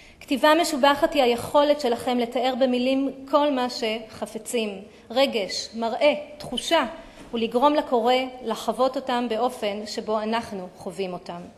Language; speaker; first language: Hebrew; native; Hebrew